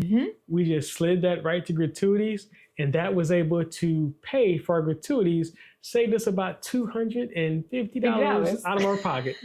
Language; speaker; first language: English; native; English